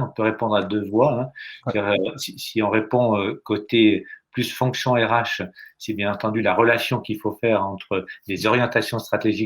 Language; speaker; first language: French; native; French